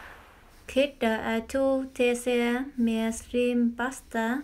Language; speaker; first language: Norwegian; non-native, learner; Vietnamese